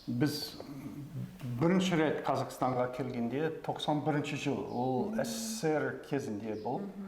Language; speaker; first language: Kazakh; non-native, fluent; English